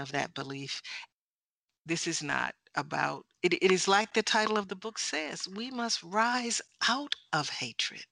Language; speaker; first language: English; native; English